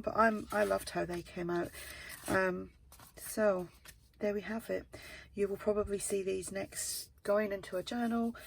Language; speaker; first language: English; native; English